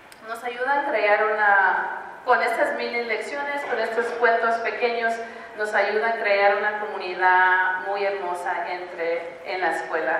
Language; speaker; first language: Spanish; early bilingual, heritage; Spanish